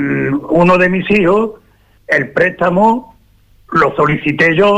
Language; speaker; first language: Spanish; native; Spanish